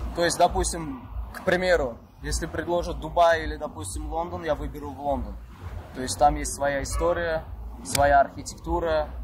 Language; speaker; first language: Russian; non-native, local second language; Uzbek